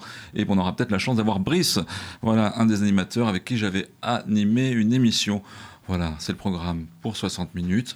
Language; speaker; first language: French; native; French